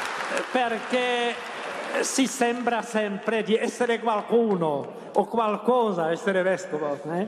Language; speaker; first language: Italian; non-native, fluent; Czech